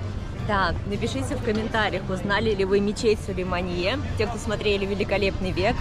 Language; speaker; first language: Russian; native; Russian